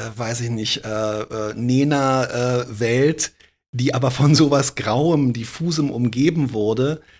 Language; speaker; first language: German; native; German